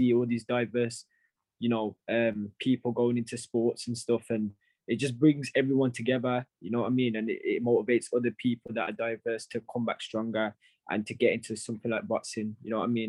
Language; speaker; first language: English; native; English